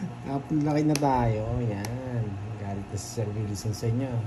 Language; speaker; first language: Filipino; native; Filipino